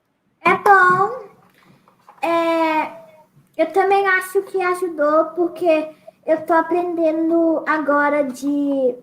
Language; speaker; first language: Portuguese; early bilingual, heritage; Portuguese